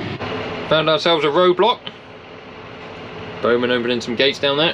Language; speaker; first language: English; native; English